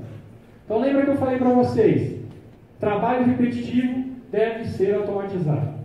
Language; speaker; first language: Portuguese; native; Portuguese